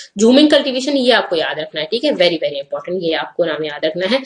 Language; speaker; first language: Hindi; native; Hindi